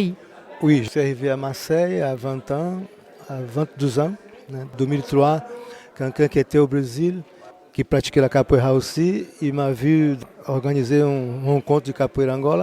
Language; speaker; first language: French; non-native, fluent; Portuguese